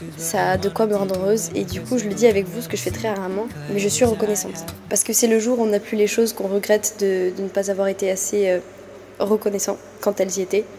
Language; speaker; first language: French; native; French